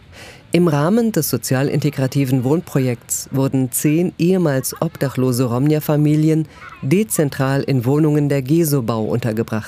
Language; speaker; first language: German; native; German